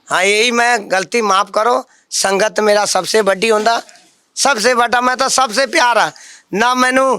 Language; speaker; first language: Hindi; non-native, local second language; Punjabi